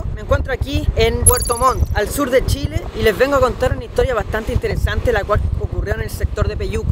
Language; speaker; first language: Spanish; native; Spanish